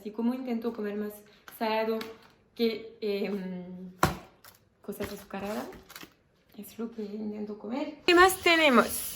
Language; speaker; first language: Spanish; non-native, fluent; French